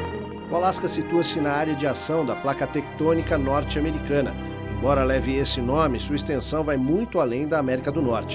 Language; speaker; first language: Portuguese; native; Portuguese